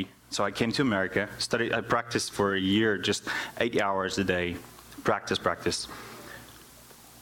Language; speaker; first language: English; non-native, local second language; Afrikaans